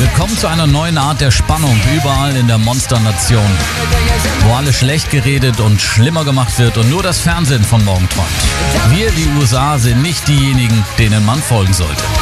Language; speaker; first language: German; native; German